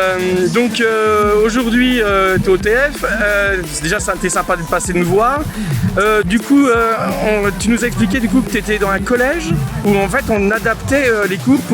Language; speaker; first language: French; native; French